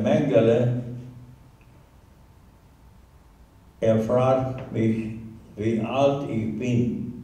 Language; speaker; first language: German; non-native, learner; Hungarian